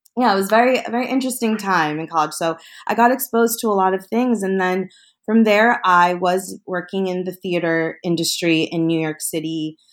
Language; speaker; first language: English; early bilingual, other home language; Spanish